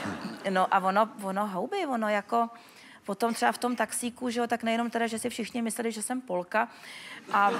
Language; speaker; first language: Czech; native; Czech